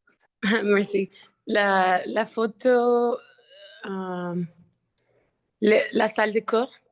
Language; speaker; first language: French; non-native, learner; Spanish